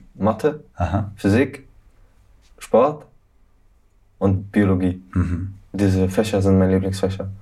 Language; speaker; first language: German; early bilingual, other home language; Arabic